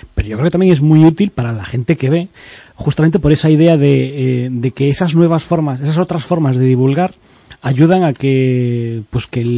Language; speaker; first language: Spanish; native; Spanish